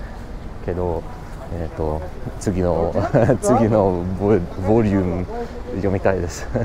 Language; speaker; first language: Japanese; non-native, learner; English